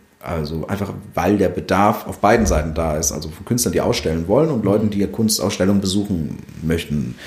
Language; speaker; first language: German; early bilingual, other home language; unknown